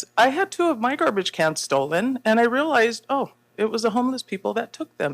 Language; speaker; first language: English; native; English